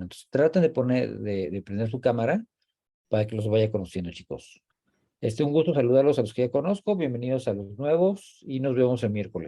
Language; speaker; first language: Spanish; native; Spanish